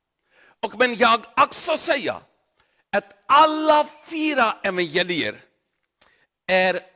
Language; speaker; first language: Swedish; non-native, learner; Urdu